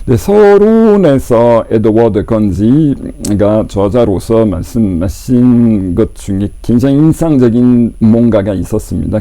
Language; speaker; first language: Korean; non-native, fluent; French